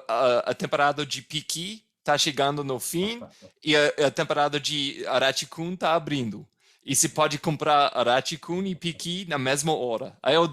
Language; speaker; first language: Portuguese; non-native, fluent; English